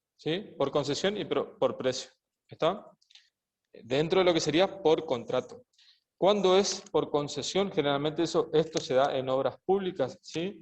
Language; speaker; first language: Spanish; native; Spanish